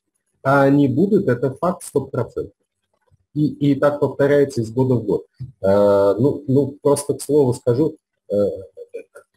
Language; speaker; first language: Russian; native; Russian